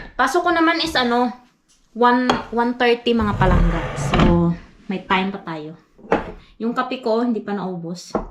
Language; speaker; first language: Filipino; non-native, local second language; Hiligaynon